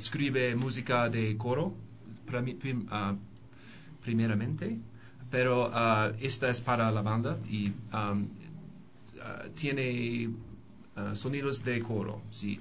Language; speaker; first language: Spanish; non-native, learner; English